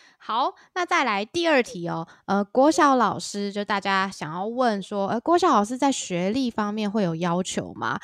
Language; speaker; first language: Chinese; native; Chinese